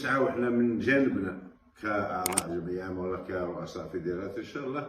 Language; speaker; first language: Arabic; native; Arabic